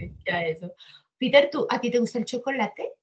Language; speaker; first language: Spanish; native; Spanish